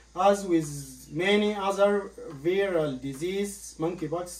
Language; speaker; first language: English; non-native, learner; Arabic